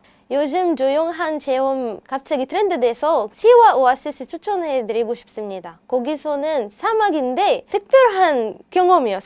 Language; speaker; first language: Korean; non-native, fluent; Arabic